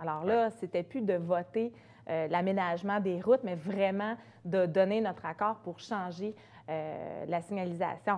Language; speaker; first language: French; native; French